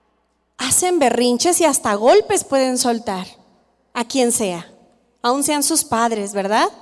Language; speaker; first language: Spanish; native; Spanish